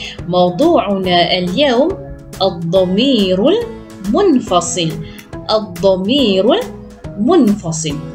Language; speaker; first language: Arabic; non-native, fluent; Malay